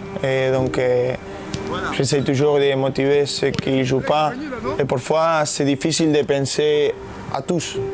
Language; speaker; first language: French; non-native, fluent; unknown